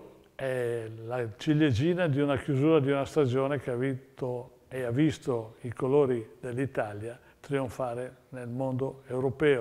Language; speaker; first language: Italian; native; Italian